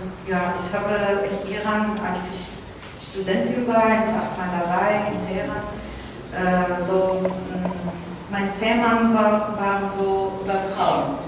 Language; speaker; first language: German; non-native, learner; Persian